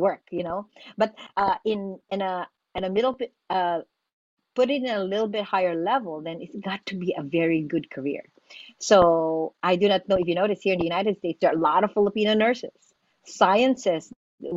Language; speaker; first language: English; non-native, local second language; Filipino